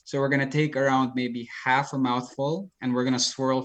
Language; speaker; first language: English; non-native, local second language; Filipino